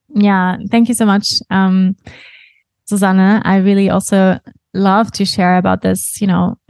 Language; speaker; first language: English; non-native, fluent; German